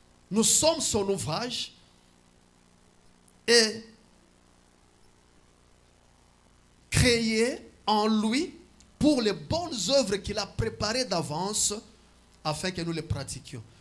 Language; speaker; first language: French; non-native, local second language; Swahili